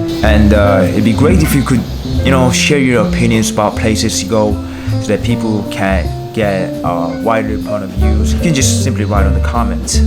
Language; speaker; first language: English; non-native, learner; Korean